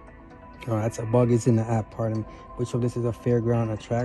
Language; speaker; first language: English; native; English